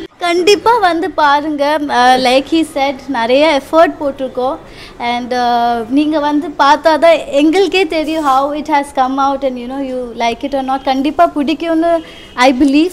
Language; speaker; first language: Tamil; early bilingual, heritage; Tamil